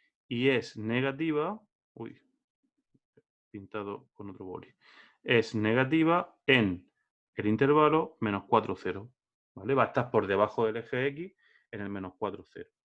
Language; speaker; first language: Spanish; native; Spanish